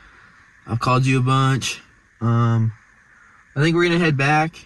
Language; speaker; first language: English; native; English